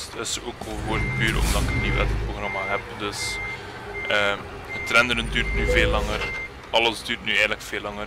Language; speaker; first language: Dutch; native; Dutch